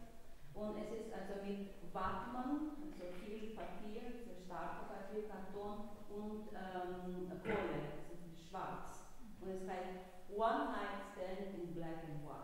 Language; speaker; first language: German; non-native, learner; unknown